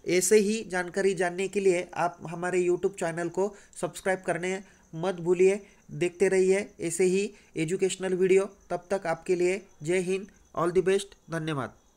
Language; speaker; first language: Hindi; non-native, local second language; Marathi